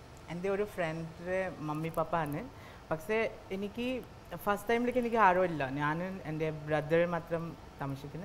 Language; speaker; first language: Malayalam; non-native, local second language; Assamese